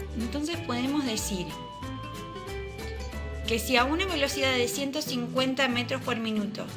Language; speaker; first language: Spanish; native; Spanish